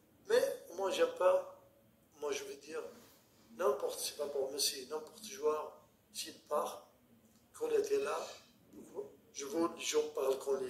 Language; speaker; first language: French; non-native, learner; Arabic